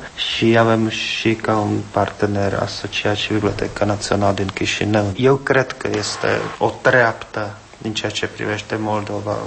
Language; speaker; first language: Romanian; non-native, fluent; Czech